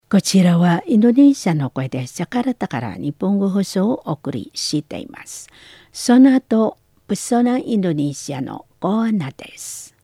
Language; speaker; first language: Japanese; non-native, learner; Indonesian